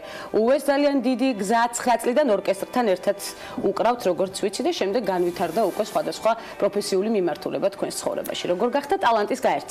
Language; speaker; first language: Georgian; native; Georgian